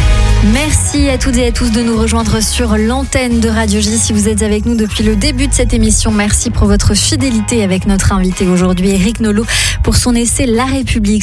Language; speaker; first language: French; native; French